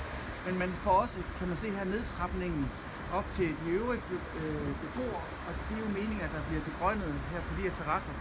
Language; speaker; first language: Danish; native; Danish